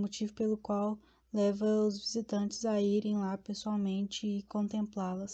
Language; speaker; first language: Portuguese; native; Portuguese